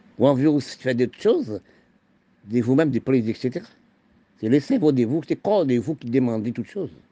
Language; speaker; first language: French; non-native, local second language; Haitian Creole